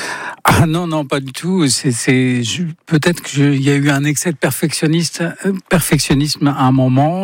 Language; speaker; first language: French; native; French